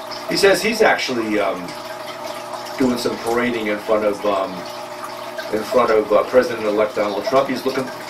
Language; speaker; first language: English; native; English